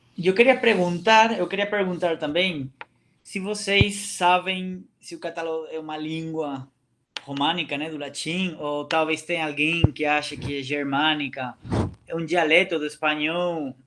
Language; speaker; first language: Portuguese; non-native, fluent; Catalan